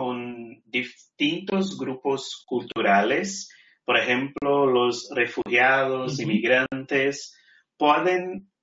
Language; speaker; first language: Spanish; non-native, fluent; Portuguese